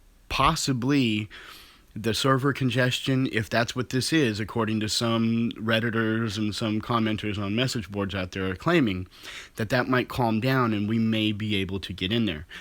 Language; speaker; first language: English; native; English